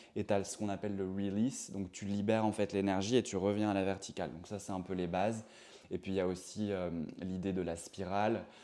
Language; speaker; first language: French; native; French